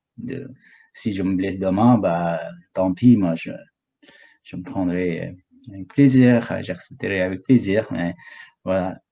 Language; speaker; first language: French; non-native, fluent; Sherpa